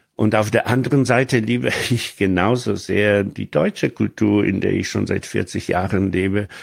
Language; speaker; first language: German; non-native, fluent; Polish